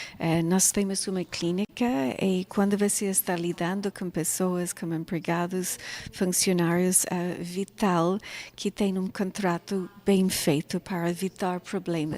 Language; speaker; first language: Portuguese; non-native, learner; English